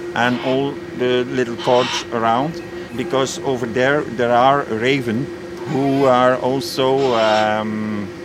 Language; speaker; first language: English; non-native, fluent; Dutch